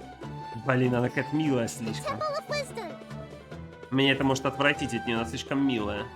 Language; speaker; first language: Russian; native; Russian